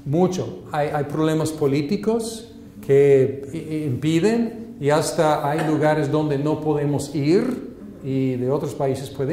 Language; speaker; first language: Spanish; non-native, fluent; English